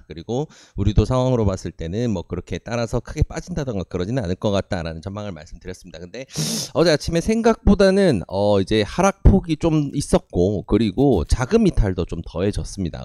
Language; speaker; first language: Korean; native; Korean